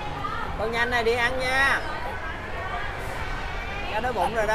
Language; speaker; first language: Vietnamese; native; Vietnamese